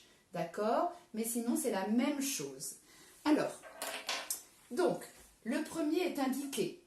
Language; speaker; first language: French; native; French